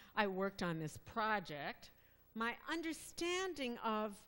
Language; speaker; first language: English; native; English